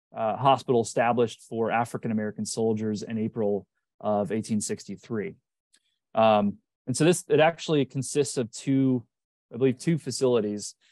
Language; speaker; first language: English; native; English